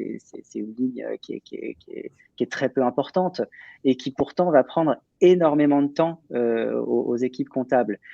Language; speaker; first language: French; native; French